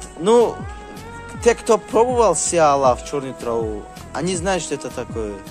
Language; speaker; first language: Russian; non-native, local second language; Tajik